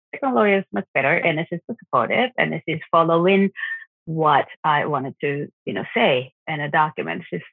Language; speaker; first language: English; non-native, fluent; Japanese